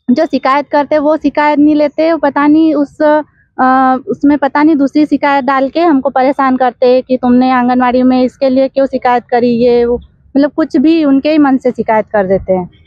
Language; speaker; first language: Hindi; native; Hindi